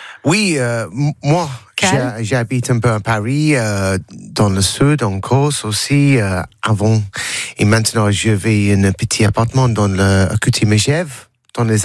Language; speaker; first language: French; non-native, learner; English